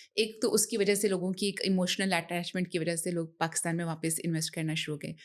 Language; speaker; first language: Urdu; native; Urdu